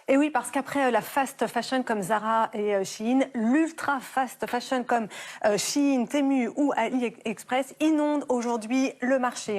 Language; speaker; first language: French; native; French